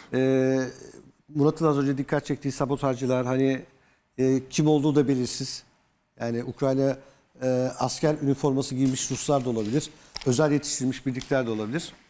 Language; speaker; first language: Turkish; native; Turkish